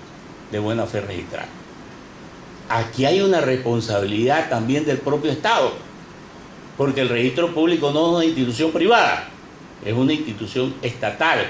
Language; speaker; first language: Spanish; native; Spanish